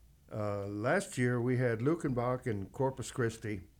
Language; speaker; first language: English; native; English